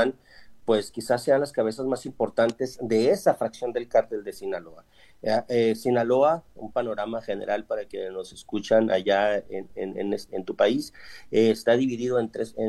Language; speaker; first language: Spanish; native; Spanish